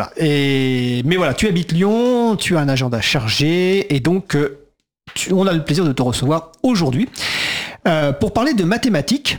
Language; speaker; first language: French; native; French